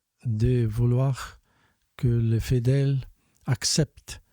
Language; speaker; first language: French; non-native, fluent; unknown